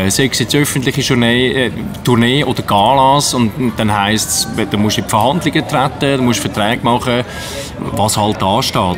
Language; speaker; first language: German; native; German